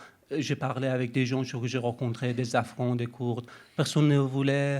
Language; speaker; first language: French; non-native, fluent; Persian